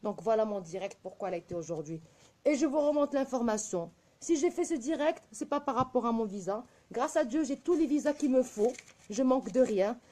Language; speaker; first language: French; non-native, local second language; Arabic